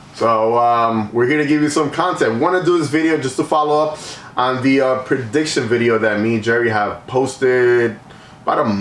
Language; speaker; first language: English; native; English